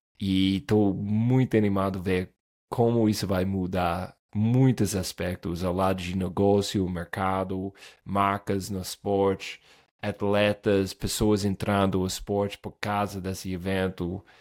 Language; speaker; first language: Portuguese; non-native, fluent; English